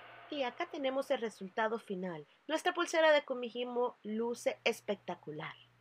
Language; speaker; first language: Spanish; native; Spanish